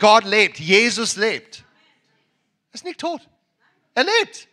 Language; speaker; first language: German; non-native, fluent; English